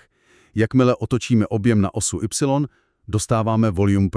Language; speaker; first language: Czech; native; Czech